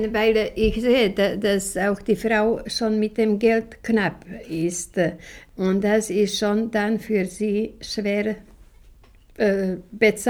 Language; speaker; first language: German; non-native, fluent; Slovak